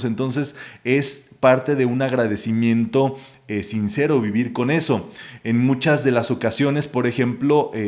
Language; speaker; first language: Spanish; native; Spanish